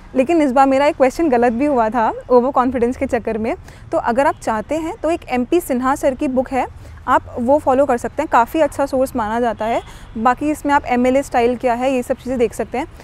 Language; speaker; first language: Hindi; native; Hindi